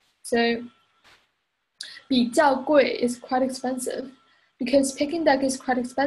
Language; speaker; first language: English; non-native, fluent; Chinese